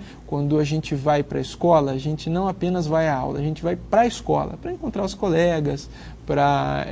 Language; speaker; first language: Portuguese; native; Portuguese